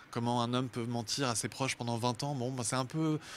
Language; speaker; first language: French; native; French